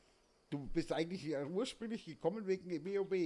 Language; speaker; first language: German; native; German